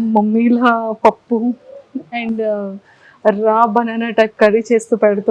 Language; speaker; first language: Telugu; native; Telugu